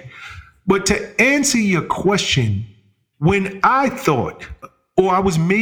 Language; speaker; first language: English; native; English